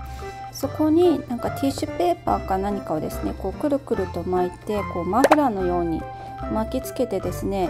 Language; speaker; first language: Japanese; native; Japanese